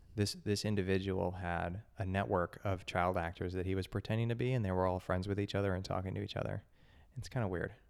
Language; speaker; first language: English; native; English